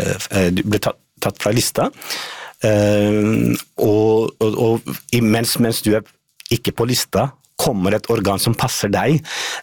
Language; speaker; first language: Norwegian; non-native, fluent; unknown